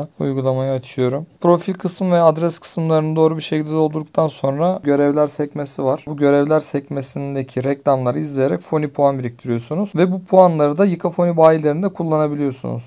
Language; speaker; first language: Turkish; native; Turkish